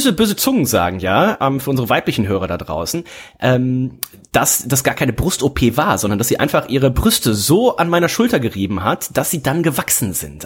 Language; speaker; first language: German; native; German